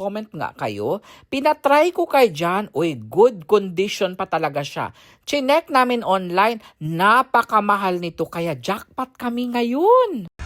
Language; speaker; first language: Filipino; non-native, local second language; Cebuano